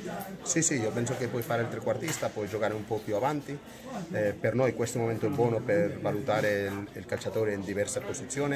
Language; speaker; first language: Italian; non-native, fluent; Spanish